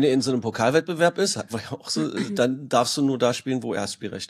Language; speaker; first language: German; native; German